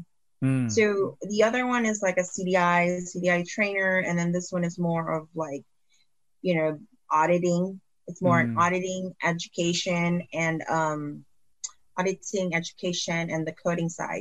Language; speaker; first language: English; non-native, local second language; Filipino